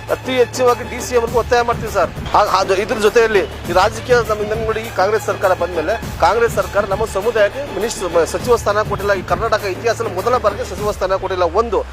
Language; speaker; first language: Kannada; non-native, local second language; Lambadi